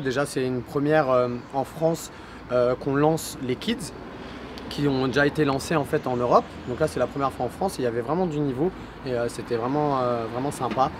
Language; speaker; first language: French; native; French